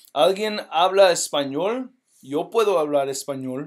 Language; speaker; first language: Spanish; early bilingual, heritage; Spanish